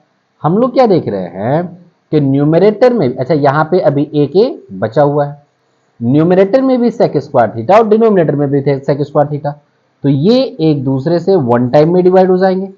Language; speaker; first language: Hindi; native; Hindi